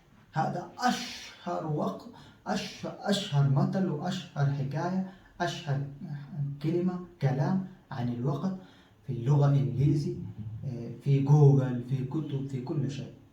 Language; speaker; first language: Arabic; non-native, fluent; Pashto